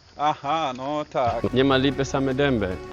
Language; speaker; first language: Polish; non-native, learner; Swahili